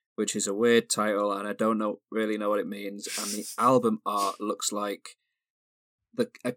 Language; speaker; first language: English; native; English